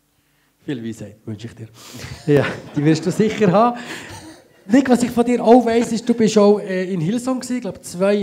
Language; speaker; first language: German; native; German